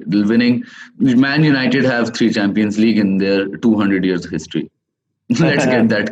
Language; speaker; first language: English; non-native, local second language; Urdu